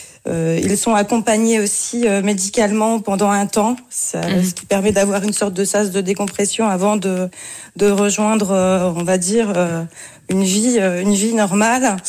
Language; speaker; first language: French; native; French